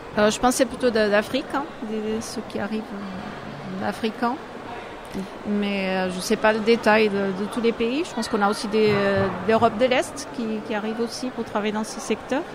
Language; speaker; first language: French; non-native, fluent; Portuguese